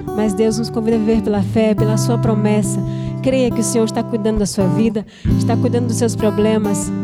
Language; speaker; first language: Portuguese; native; Portuguese